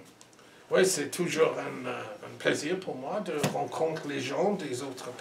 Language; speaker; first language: French; non-native, learner; English